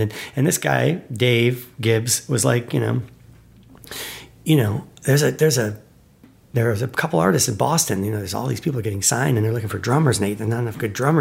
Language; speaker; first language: English; native; English